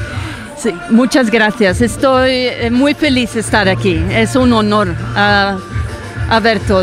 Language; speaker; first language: Spanish; non-native, fluent; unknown